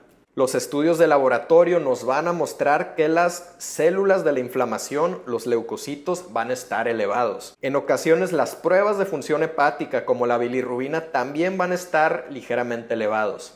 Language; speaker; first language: Spanish; native; Spanish